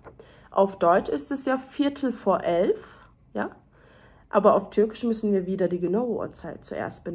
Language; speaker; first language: German; early bilingual, other home language; Turkish